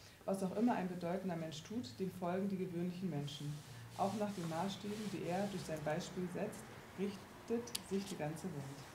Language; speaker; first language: German; native; German